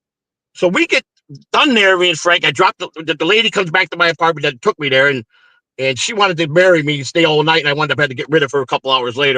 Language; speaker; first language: English; native; English